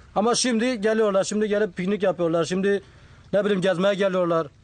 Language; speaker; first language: Turkish; non-native, local second language; Kurdish